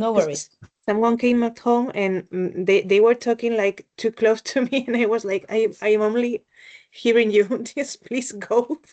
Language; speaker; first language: English; non-native, learner; Spanish